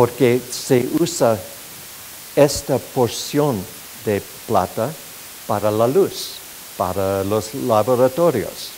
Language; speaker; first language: Spanish; non-native, fluent; English